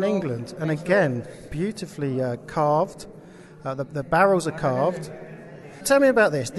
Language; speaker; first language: English; native; English